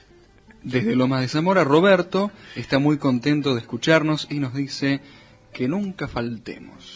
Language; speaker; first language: Spanish; native; Spanish